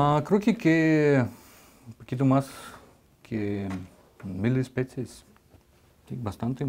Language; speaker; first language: Spanish; non-native, fluent; Russian